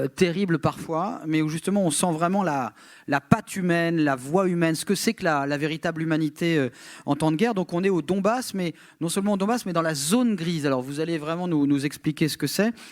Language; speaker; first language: French; native; French